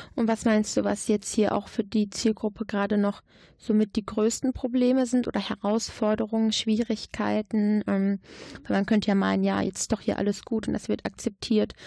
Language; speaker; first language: German; native; German